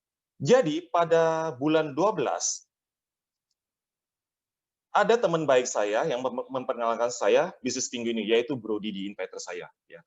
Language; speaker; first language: Indonesian; native; Indonesian